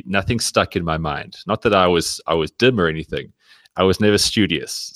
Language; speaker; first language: English; native; English